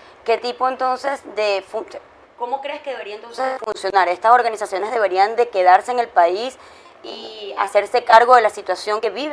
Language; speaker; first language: Spanish; native; Spanish